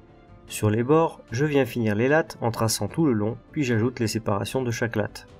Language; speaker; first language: French; native; French